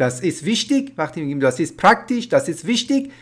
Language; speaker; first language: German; non-native, fluent; Persian